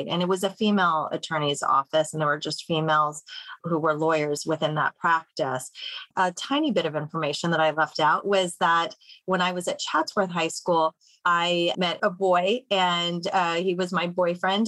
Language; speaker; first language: English; native; English